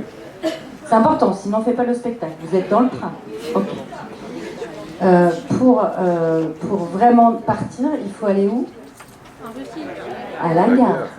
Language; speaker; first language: French; native; French